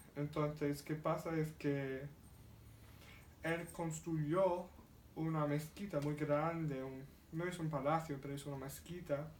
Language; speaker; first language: Spanish; non-native, learner; English